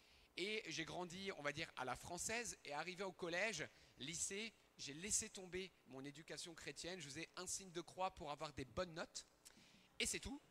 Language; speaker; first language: French; early bilingual, other home language; Arabic